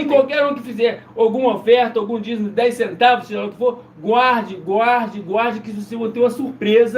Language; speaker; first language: Portuguese; native; Portuguese